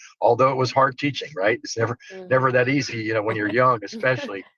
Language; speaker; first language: English; native; English